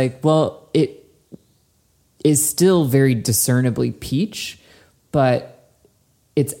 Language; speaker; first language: English; native; English